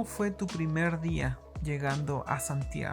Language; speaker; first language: Spanish; native; Spanish